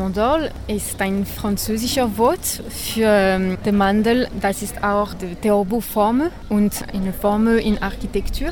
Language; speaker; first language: German; non-native, learner; French